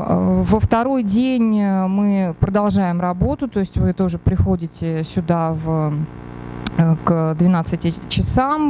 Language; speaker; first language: Russian; native; Russian